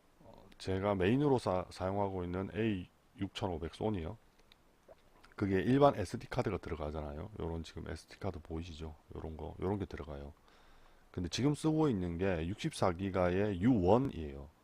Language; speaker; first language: Korean; native; Korean